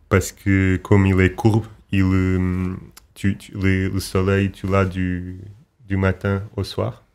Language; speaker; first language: French; non-native, fluent; Portuguese